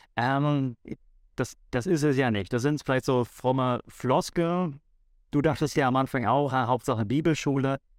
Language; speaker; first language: German; native; German